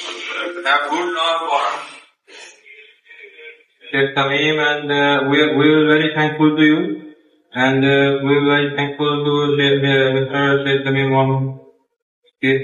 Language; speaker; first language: English; non-native, learner; Bangla